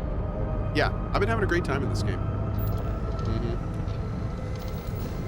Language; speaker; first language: English; native; English